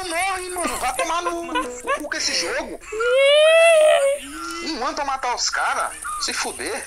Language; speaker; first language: Portuguese; native; Portuguese